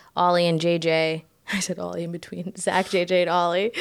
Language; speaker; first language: English; native; English